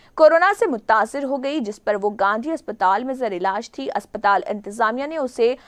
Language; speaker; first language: Urdu; native; Urdu